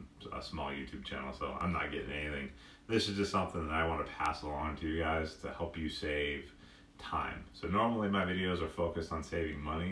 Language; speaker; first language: English; native; English